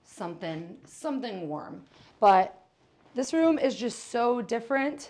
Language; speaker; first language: English; native; English